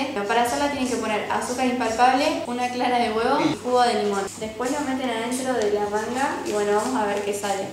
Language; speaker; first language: Spanish; native; Spanish